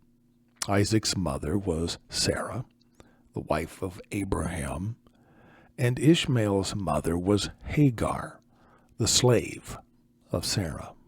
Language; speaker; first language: English; native; English